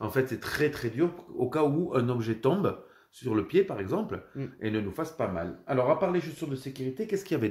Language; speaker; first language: French; native; French